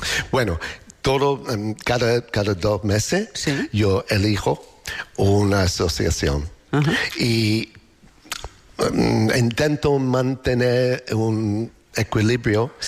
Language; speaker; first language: Spanish; non-native, fluent; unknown